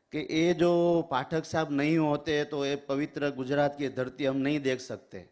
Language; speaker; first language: Hindi; non-native, local second language; Gujarati